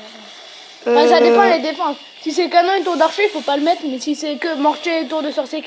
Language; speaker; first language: French; native; French